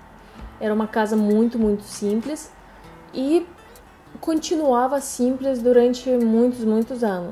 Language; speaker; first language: Portuguese; non-native, fluent; Russian